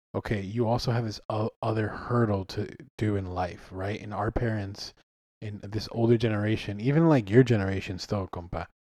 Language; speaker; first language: English; early bilingual, other home language; Spanish